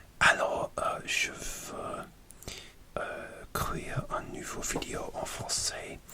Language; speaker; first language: French; non-native, learner; English